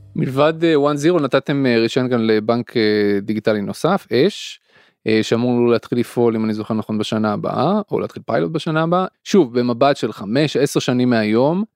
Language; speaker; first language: Hebrew; native; Hebrew